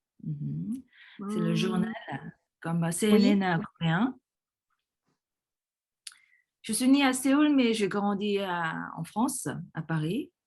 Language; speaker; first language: French; early bilingual, other home language; Korean